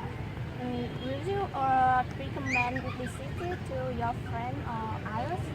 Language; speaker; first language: English; non-native, learner; Vietnamese